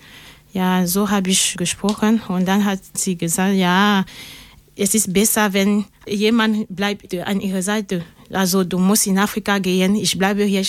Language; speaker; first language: German; non-native, learner; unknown